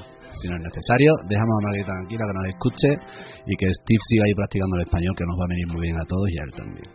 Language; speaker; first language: Spanish; native; Spanish